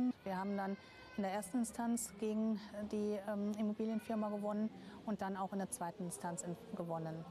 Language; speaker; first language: German; native; German